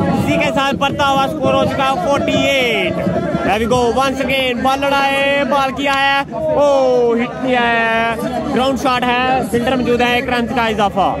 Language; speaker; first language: Urdu; non-native, local second language; Punjabi